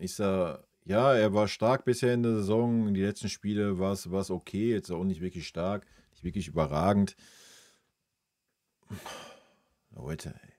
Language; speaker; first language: German; native; German